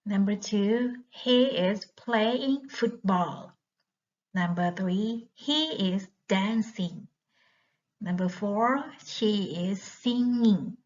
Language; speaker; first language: English; non-native, learner; Thai